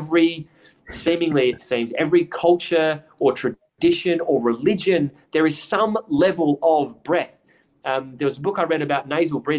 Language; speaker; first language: English; native; English